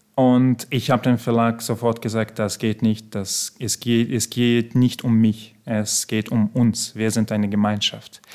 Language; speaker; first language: German; non-native, fluent; Belarusian